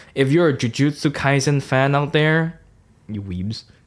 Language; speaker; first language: English; non-native, local second language; Cantonese